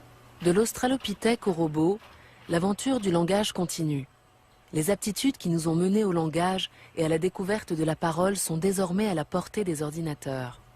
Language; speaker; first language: French; native; French